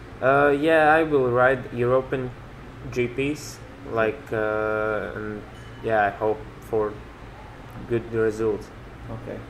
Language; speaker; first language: English; non-native, learner; Latvian